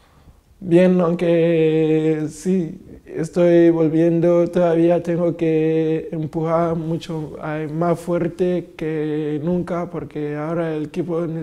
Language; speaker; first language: Spanish; non-native, fluent; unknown